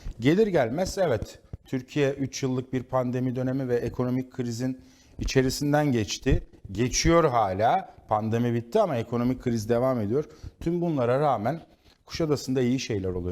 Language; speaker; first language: Turkish; native; Turkish